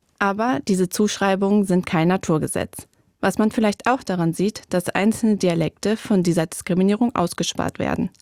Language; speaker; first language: German; native; German